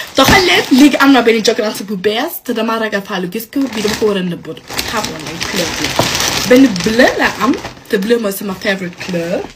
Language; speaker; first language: Wolof; early bilingual, heritage; Wolof